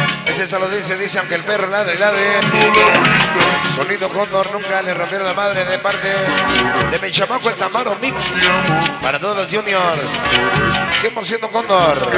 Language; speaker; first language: Spanish; native; Spanish